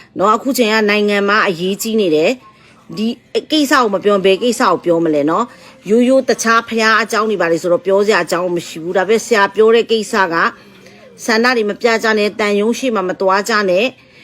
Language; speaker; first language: Burmese; non-native, local second language; Tedim Chin